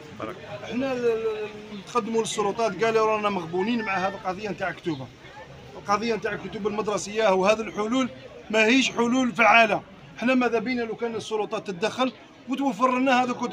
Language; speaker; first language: Arabic; native; Arabic